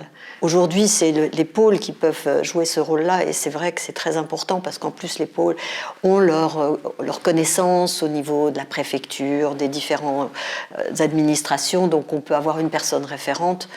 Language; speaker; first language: French; native; French